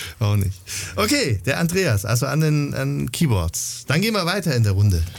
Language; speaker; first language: German; native; German